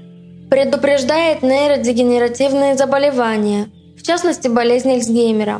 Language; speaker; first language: Russian; native; Russian